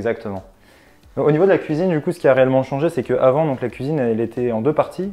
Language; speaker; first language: French; native; French